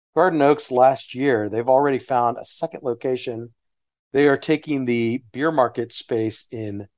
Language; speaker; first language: English; native; English